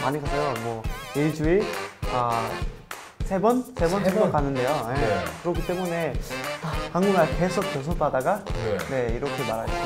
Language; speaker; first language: Korean; non-native, learner; Portuguese